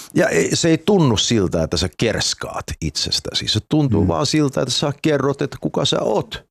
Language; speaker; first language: Finnish; early bilingual, heritage; Finnish